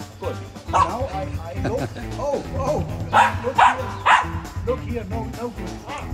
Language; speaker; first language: English; non-native, learner; German